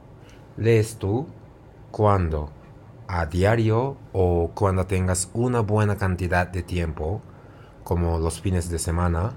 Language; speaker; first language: Spanish; non-native, fluent; Japanese